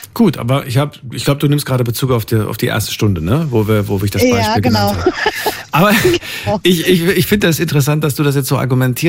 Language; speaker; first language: German; native; German